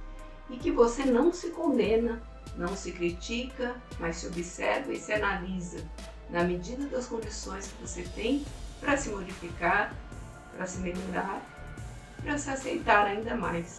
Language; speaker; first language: Portuguese; native; Portuguese